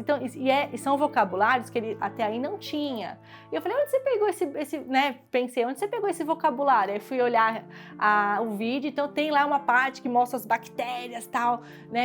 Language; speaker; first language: Portuguese; native; Portuguese